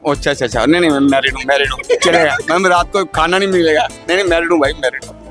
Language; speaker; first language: Hindi; non-native, local second language; Dogri